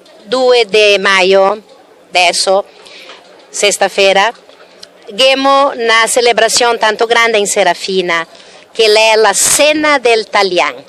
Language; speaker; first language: Italian; early bilingual, heritage; Italian